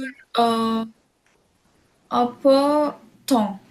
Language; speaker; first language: French; non-native, learner; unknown